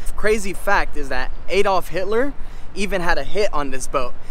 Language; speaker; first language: English; native; English